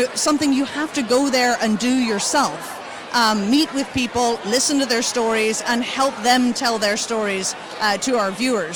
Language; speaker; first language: English; native; English